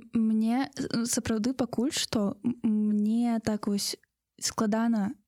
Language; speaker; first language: Belarusian; non-native, local second language; Russian